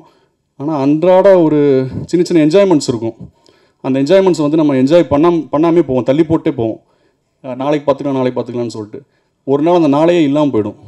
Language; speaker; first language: Tamil; native; Tamil